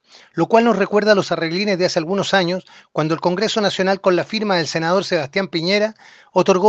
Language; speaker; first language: Spanish; native; Spanish